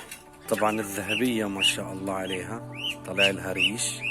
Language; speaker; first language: Arabic; native; Arabic